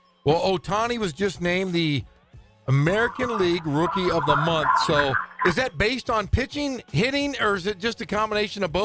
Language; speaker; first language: English; native; English